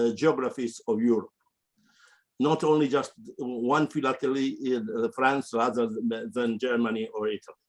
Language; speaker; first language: English; non-native, fluent; Italian